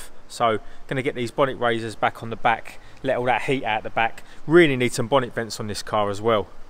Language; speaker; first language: English; native; English